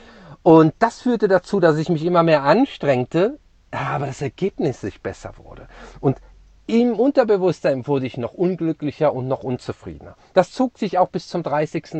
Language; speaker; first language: German; native; German